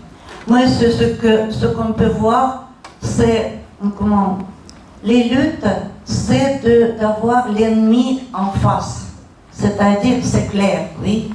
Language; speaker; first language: French; non-native, fluent; Russian